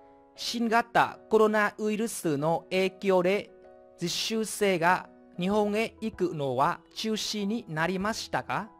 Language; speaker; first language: Japanese; non-native, fluent; Vietnamese